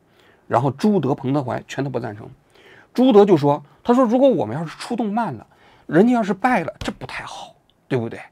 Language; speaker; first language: Chinese; native; Chinese